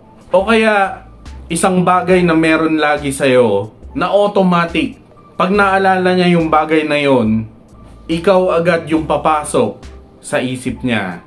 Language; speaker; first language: Filipino; native; Filipino